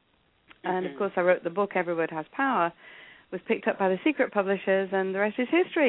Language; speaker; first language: English; native; English